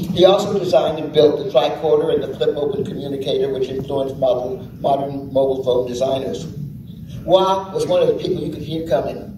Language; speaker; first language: English; native; English